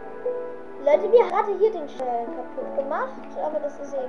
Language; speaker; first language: German; native; German